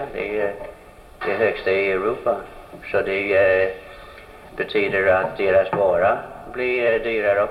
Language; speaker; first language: Swedish; early bilingual, heritage; Swedish